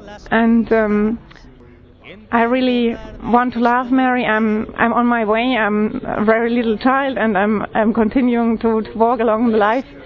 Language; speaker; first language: English; non-native, fluent; German